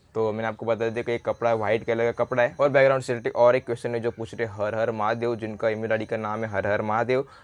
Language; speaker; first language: Hindi; non-native, local second language; Marathi